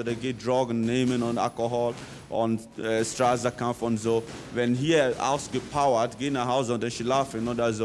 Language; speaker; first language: German; non-native, learner; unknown